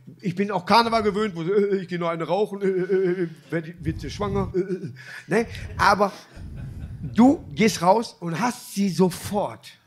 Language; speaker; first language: German; native; German